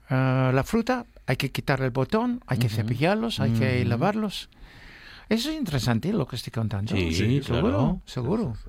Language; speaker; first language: Spanish; non-native, fluent; English